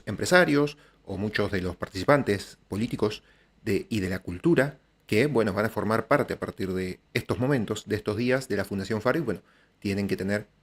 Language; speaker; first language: Spanish; native; Spanish